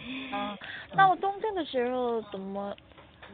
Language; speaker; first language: Chinese; non-native, learner; Korean